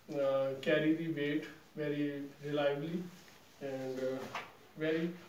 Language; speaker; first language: English; non-native, local second language; Urdu